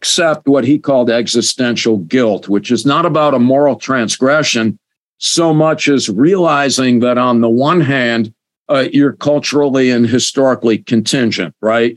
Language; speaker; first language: English; native; English